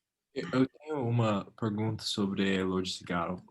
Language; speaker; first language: Portuguese; non-native, learner; English